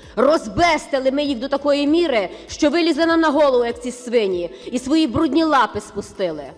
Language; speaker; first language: Ukrainian; native; Ukrainian